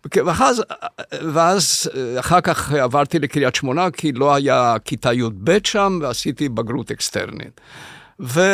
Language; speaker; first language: Hebrew; early bilingual, other home language; Spanish